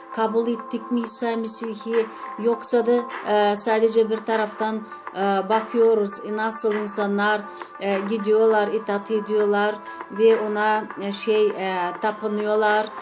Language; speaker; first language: Turkish; non-native, fluent; Azerbaijani